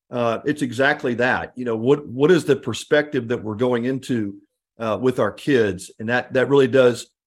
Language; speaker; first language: English; native; English